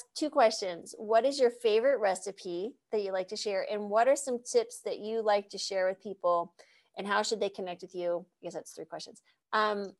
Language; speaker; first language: English; native; English